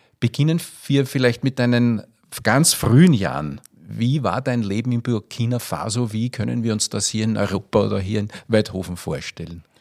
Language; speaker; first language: German; native; German